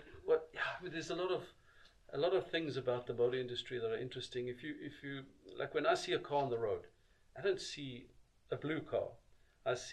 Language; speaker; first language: English; native; English